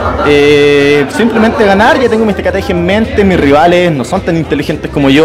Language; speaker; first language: Spanish; native; Spanish